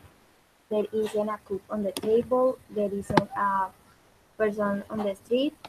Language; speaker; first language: English; non-native, learner; Spanish